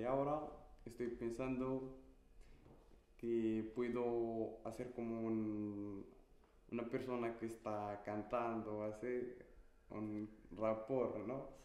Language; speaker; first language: Spanish; non-native, learner; Arabic